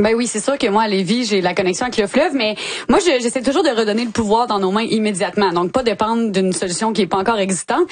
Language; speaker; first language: French; native; French